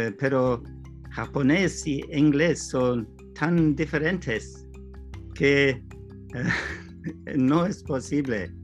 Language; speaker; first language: Spanish; non-native, learner; English